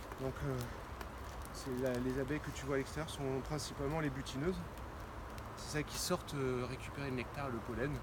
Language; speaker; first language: French; native; French